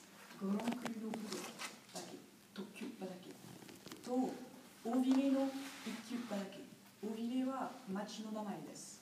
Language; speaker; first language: Japanese; non-native, learner; French